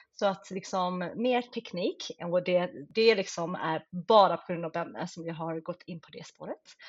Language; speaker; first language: Swedish; native; Swedish